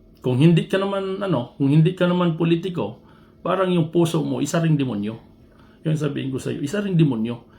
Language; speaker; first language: Filipino; non-native, local second language; Cebuano